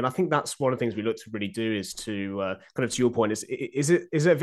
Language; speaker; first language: English; native; English